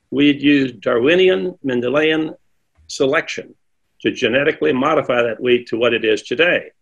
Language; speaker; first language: English; native; English